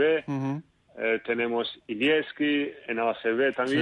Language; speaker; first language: Spanish; non-native, fluent; Italian